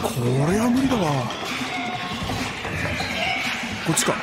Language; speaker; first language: Japanese; native; Japanese